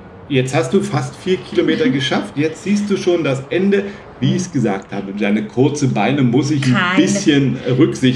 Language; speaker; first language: German; native; German